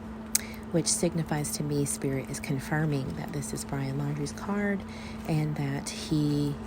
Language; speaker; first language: English; native; English